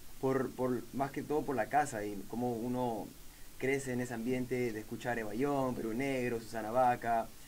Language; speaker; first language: Spanish; early bilingual, heritage; Spanish